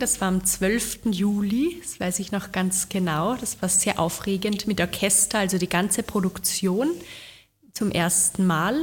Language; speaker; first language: German; native; German